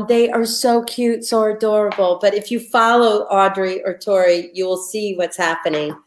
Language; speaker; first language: English; native; English